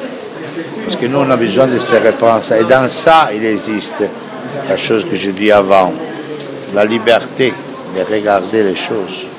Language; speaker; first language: French; non-native, fluent; Italian